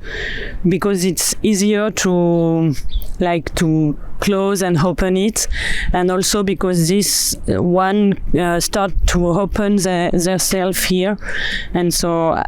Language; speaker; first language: English; non-native, fluent; French